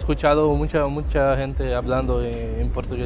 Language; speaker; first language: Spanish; non-native, learner; Portuguese